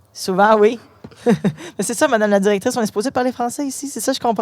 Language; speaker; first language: French; native; French